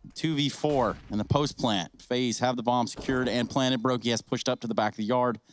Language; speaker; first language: English; native; English